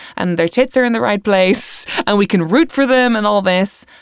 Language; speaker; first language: English; native; English